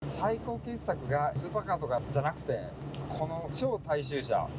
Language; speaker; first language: Japanese; native; Japanese